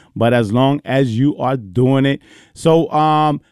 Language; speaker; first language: English; early bilingual, other home language; Spanish